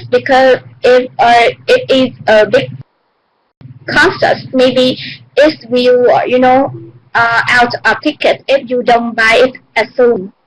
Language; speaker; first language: English; non-native, learner; Vietnamese